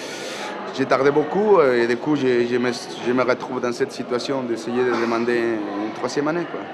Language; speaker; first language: French; non-native, fluent; Spanish